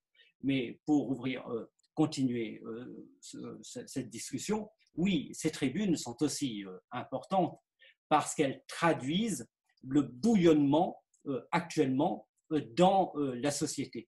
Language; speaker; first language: French; native; French